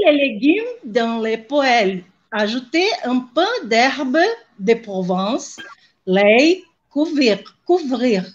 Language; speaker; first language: French; non-native, learner; Portuguese